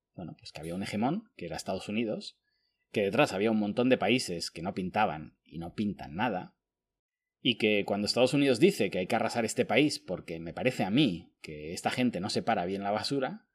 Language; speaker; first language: Spanish; native; Spanish